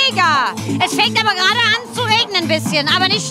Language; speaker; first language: German; native; German